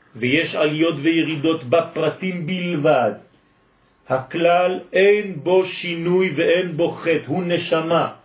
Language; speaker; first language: Hebrew; non-native, fluent; French